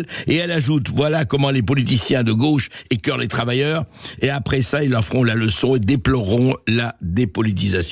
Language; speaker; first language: French; native; French